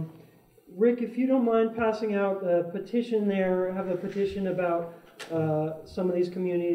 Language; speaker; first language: English; native; English